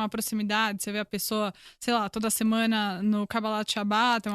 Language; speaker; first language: Portuguese; native; Portuguese